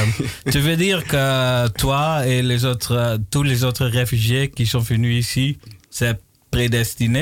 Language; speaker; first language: French; non-native, learner; Dutch